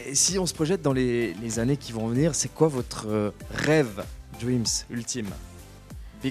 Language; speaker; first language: French; native; French